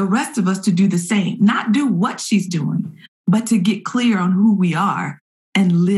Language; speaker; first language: English; native; English